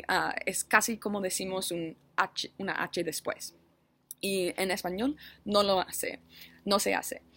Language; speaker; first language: Spanish; non-native, learner; English